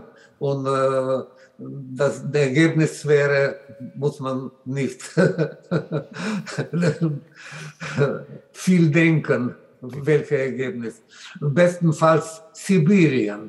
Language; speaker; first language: German; non-native, learner; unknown